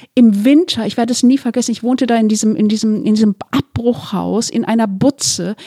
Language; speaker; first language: German; early bilingual, other home language; Turkish